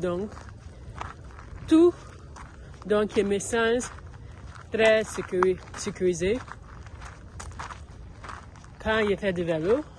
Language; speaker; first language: French; non-native, learner; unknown